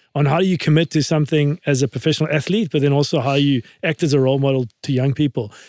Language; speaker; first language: English; native; English